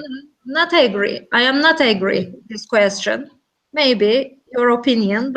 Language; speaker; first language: English; non-native, learner; Turkish